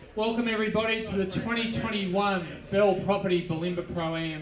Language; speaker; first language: English; native; English